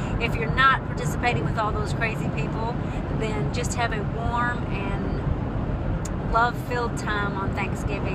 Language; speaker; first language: English; native; English